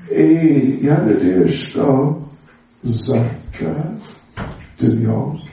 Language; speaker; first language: Russian; non-native, learner; English